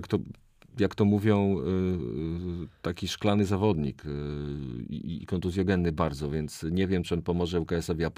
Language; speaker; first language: Polish; native; Polish